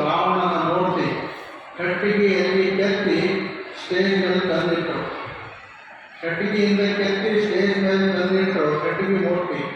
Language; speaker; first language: Kannada; native; Kannada